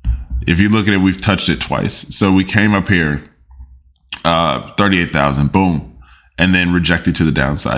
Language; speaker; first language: English; native; English